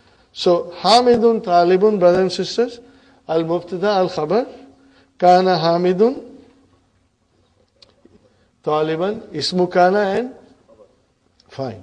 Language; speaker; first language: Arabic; non-native, fluent; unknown